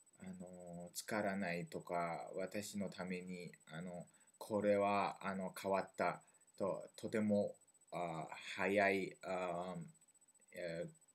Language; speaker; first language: Japanese; non-native, learner; French